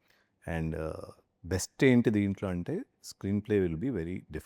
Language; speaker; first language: Telugu; native; Telugu